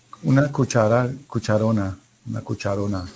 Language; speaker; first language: Spanish; native; Spanish